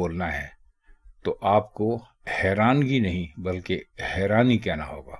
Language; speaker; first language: Urdu; native; Urdu